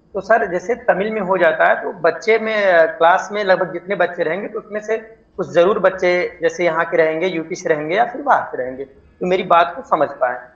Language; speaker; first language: Hindi; native; Hindi